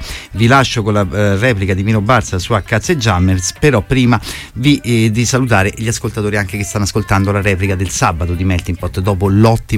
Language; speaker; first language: Italian; native; Italian